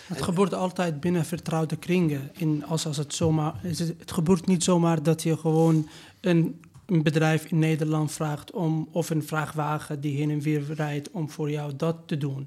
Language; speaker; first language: Dutch; non-native, fluent; Persian